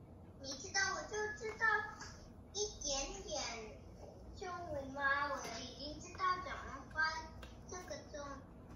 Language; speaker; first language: Chinese; early bilingual, heritage; English